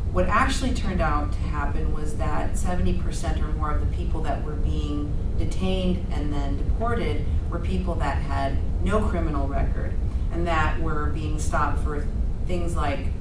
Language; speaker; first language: English; native; English